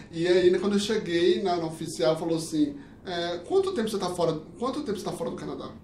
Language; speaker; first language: Portuguese; early bilingual, heritage; Portuguese